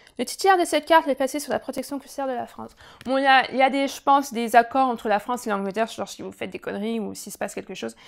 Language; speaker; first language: French; native; French